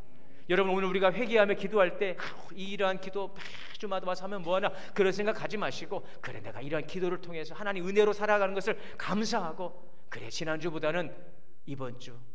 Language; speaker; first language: Korean; native; Korean